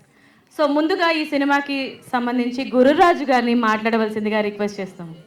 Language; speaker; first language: Telugu; native; Telugu